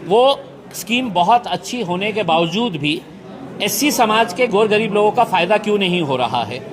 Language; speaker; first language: Hindi; non-native, local second language; Marathi